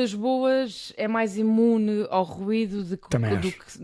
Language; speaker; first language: Portuguese; native; Portuguese